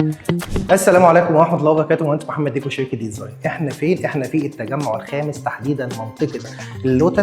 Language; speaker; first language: Arabic; native; Arabic